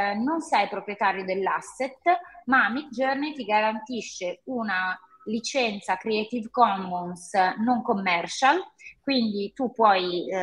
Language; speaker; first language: Italian; native; Italian